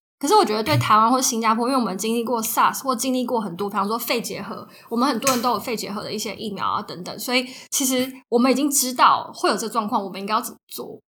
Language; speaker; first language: Chinese; native; Chinese